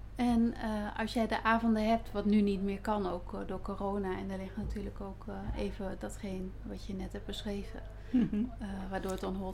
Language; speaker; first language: Dutch; native; Dutch